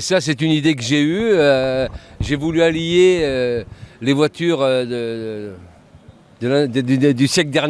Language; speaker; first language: French; native; French